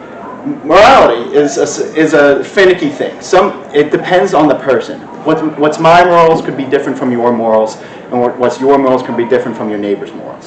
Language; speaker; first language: English; native; English